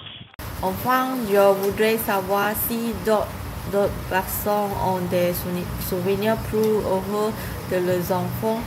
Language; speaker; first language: French; non-native, learner; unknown